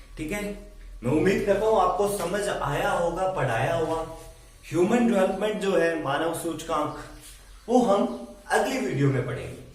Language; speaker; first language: Hindi; native; Hindi